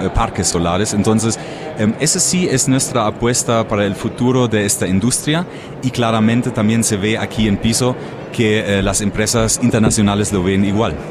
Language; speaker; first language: Spanish; non-native, fluent; German